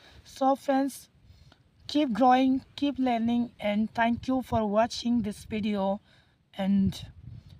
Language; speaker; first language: English; non-native, learner; Hindi